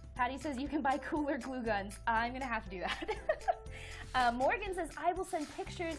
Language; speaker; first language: English; native; English